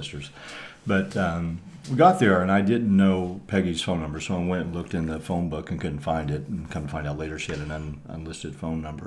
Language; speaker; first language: English; native; English